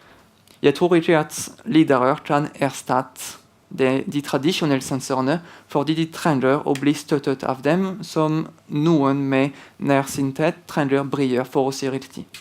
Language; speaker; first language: Norwegian; non-native, fluent; French